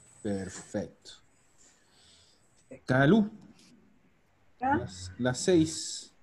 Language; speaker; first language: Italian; non-native, fluent; Spanish